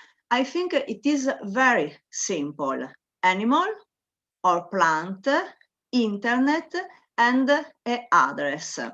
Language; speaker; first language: English; non-native, learner; Italian